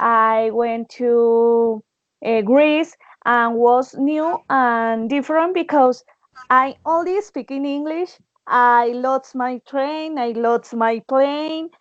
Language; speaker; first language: English; non-native, learner; Spanish